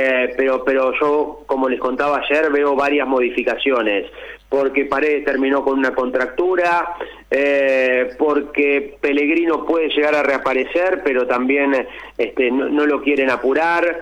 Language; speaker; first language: Spanish; native; Spanish